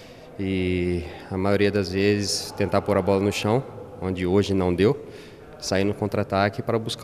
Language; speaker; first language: Portuguese; native; Portuguese